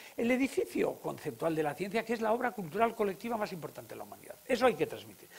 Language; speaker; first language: Spanish; native; Spanish